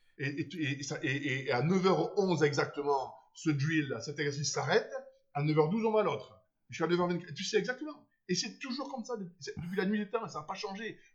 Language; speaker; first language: French; native; French